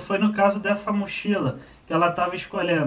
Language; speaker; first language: Portuguese; native; Portuguese